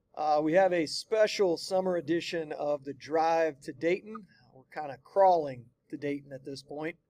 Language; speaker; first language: English; native; English